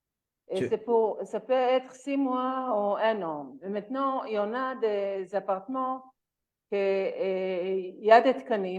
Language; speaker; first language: French; non-native, learner; Hebrew